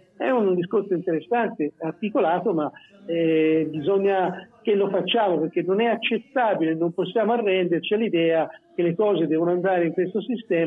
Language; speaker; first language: Italian; native; Italian